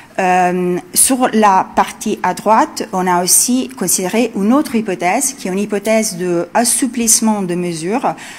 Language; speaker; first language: French; non-native, fluent; Italian